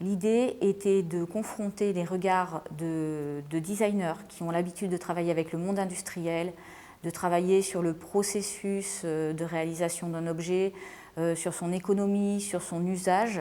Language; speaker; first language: French; native; French